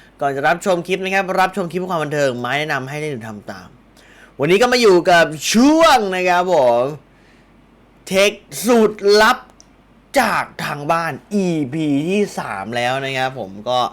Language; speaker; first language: Thai; native; Thai